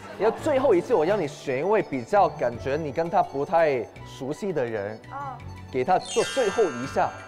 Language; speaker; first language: Chinese; non-native, local second language; Cantonese